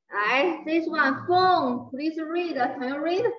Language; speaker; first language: English; non-native, fluent; Chinese